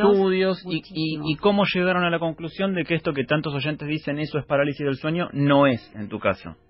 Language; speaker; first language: Spanish; native; Spanish